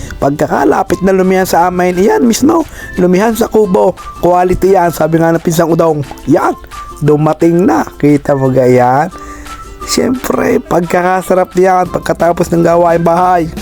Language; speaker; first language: Filipino; native; Filipino